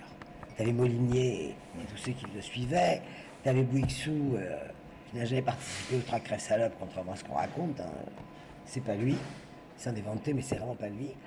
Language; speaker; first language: French; native; French